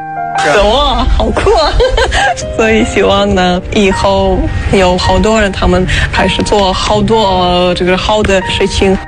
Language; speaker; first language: Chinese; non-native, fluent; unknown